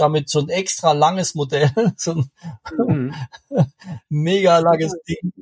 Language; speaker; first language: German; native; German